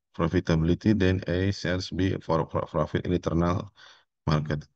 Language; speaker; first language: English; non-native, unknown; Indonesian